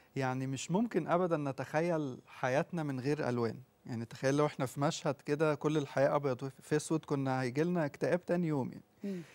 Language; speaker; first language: Arabic; native; Arabic